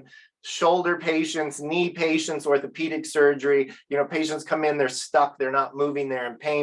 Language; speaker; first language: English; native; English